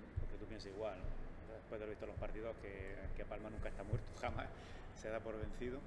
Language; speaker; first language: Spanish; native; Spanish